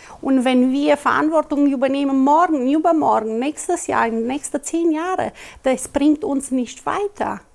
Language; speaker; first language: German; non-native, local second language; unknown